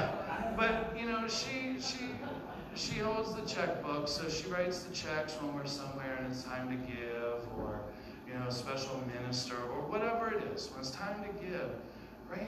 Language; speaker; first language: English; native; English